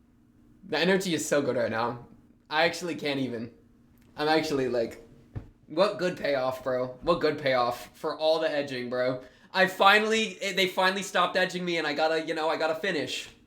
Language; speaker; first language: English; native; English